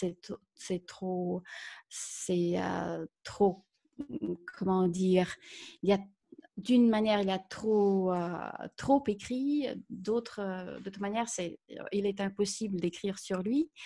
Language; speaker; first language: French; non-native, fluent; Russian